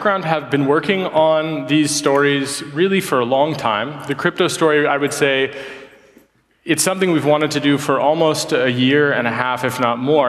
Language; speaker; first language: English; native; English